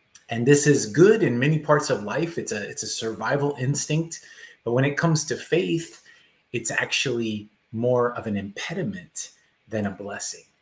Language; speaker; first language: English; native; English